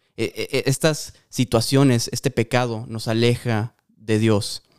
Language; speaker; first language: Spanish; native; Spanish